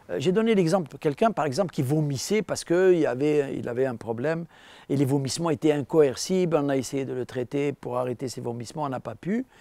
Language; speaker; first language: French; non-native, local second language; Arabic